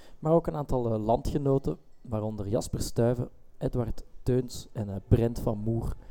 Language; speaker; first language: Dutch; native; Dutch